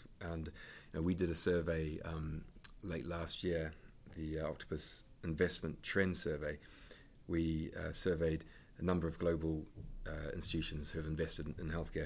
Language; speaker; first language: English; native; English